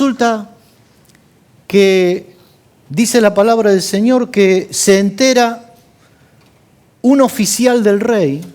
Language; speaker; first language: Spanish; native; Spanish